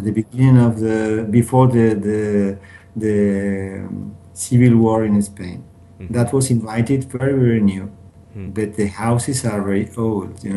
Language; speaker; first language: English; non-native, learner; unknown